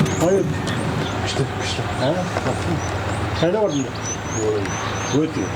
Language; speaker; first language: Turkish; non-native, local second language; Kazakh